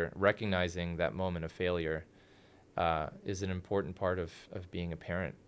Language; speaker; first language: English; early bilingual, other home language; Spanish